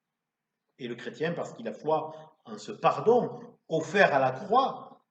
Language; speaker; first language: French; native; French